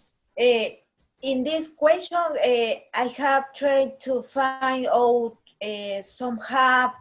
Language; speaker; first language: English; non-native, learner; Spanish